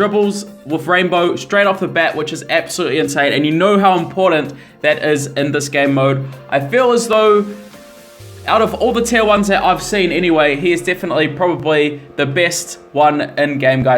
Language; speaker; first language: English; native; English